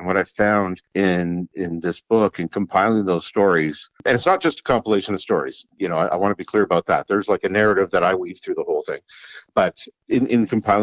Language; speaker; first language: English; native; English